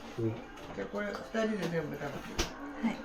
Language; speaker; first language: Japanese; native; Japanese